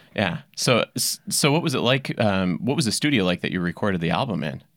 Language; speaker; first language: English; native; English